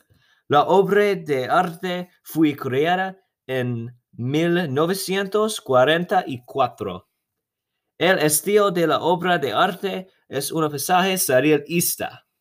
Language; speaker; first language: Spanish; non-native, learner; English